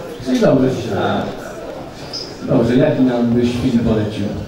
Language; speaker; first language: Polish; native; Polish